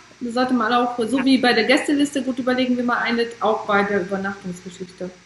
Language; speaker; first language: German; native; German